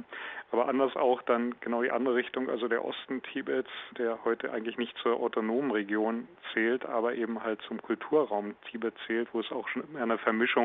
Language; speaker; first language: German; native; German